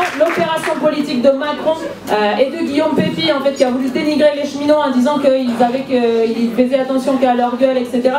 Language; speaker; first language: French; non-native, fluent; Spanish